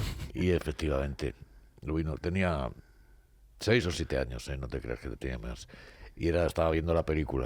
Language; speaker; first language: Spanish; native; Spanish